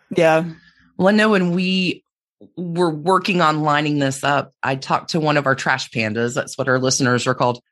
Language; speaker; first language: English; native; English